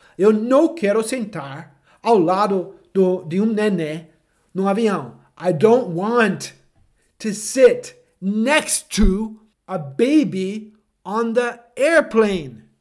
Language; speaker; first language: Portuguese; non-native, fluent; English